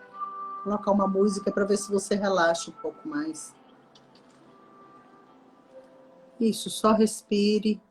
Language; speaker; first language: Portuguese; native; Portuguese